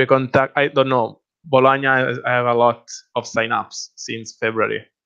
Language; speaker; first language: English; non-native, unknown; Italian